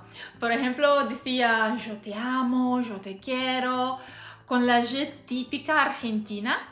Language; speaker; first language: Spanish; non-native, fluent; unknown